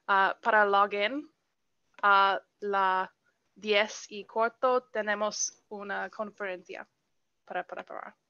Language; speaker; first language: Spanish; non-native, learner; English